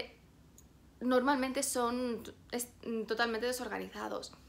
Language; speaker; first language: Spanish; native; Spanish